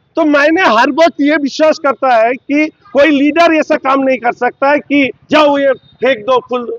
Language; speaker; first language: Hindi; non-native, local second language; Bangla